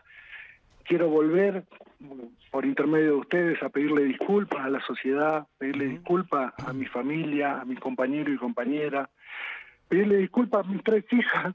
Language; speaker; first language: Spanish; native; Spanish